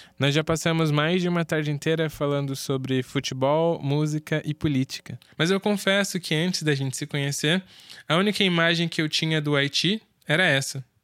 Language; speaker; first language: Portuguese; native; Portuguese